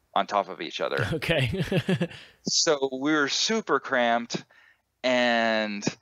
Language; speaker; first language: English; native; English